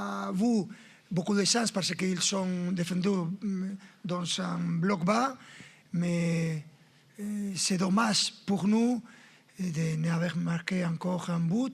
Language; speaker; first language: French; non-native, fluent; Spanish